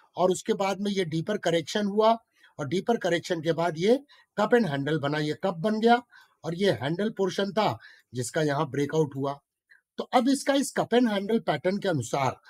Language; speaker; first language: Hindi; native; Hindi